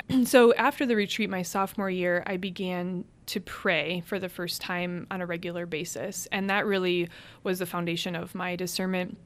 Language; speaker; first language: English; early bilingual, other home language; Hungarian